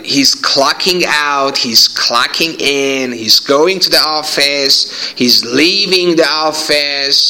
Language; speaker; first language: English; non-native, fluent; Persian